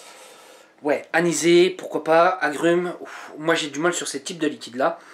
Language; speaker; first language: French; native; French